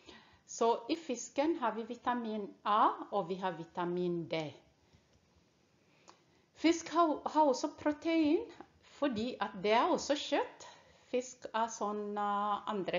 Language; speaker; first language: Norwegian; non-native, fluent; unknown